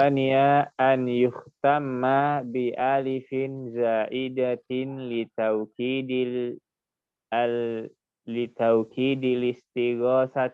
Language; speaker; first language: Arabic; non-native, learner; Indonesian